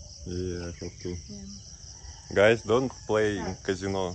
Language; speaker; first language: English; non-native, learner; Russian